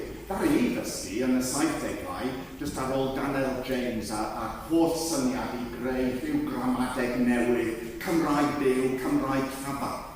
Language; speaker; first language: Welsh; non-native, fluent; English